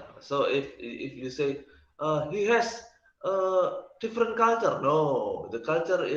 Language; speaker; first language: English; non-native, learner; Indonesian